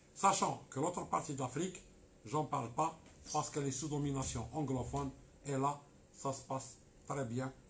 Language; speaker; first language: French; non-native, local second language; Arabic